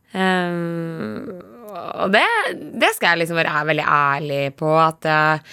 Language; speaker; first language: Norwegian; native; Norwegian